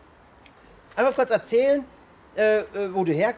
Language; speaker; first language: German; native; German